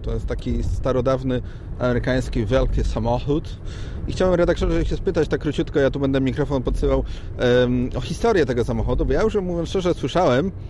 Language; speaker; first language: Polish; native; Polish